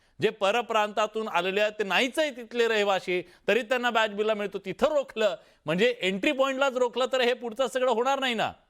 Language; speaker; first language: Marathi; native; Marathi